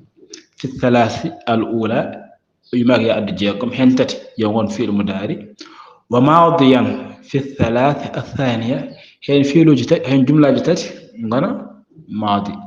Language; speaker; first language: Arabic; non-native, fluent; Fula